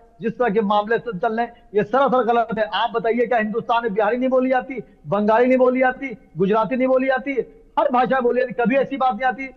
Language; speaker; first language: Hindi; native; Hindi